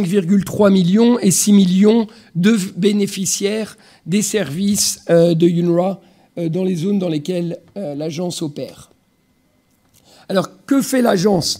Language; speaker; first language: French; native; French